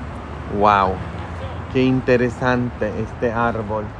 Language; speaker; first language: Spanish; early bilingual, heritage; Spanish